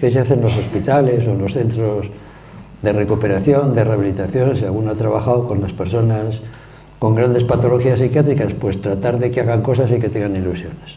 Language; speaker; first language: Spanish; native; Spanish